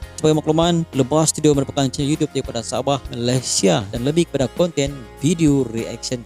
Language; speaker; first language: Malay; native; Malay